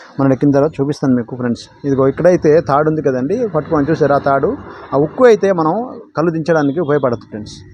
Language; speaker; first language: Telugu; non-native, local second language; Odia